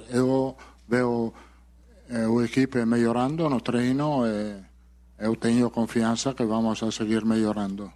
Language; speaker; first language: Portuguese; non-native, learner; Italian